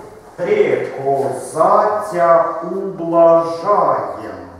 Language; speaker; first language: Russian; native; Russian